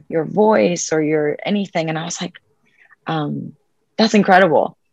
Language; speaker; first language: English; early bilingual, other home language; Spanish